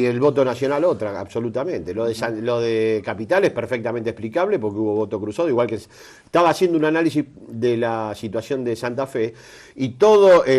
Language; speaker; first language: Spanish; native; Spanish